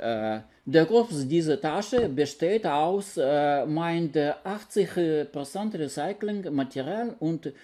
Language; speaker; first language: German; non-native, learner; Russian